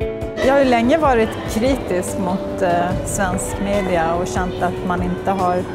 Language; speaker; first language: Swedish; native; Swedish